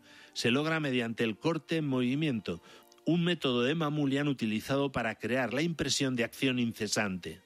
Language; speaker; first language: Spanish; native; Spanish